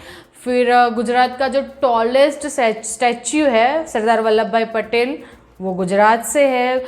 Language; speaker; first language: Hindi; non-native, local second language; Gujarati